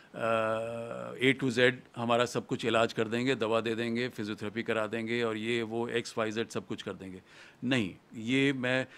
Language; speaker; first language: Hindi; native; Hindi